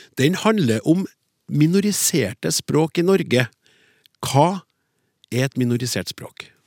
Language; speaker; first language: Norwegian; native; Norwegian